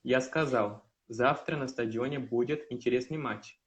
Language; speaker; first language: Russian; non-native, learner; Portuguese